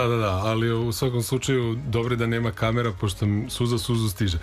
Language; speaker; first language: Serbian; native; Serbian